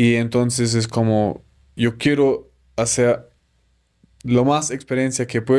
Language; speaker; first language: Spanish; non-native, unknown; German